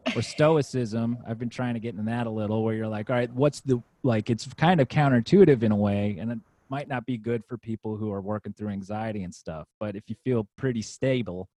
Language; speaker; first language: English; native; English